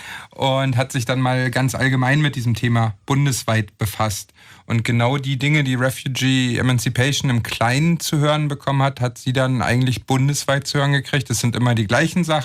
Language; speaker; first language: German; native; German